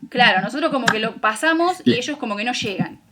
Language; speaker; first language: Spanish; native; Spanish